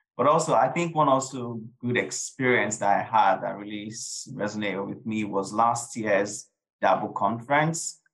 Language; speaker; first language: English; non-native, local second language; Yoruba